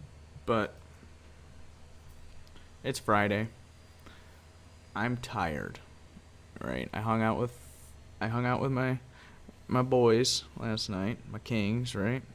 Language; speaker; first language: English; native; English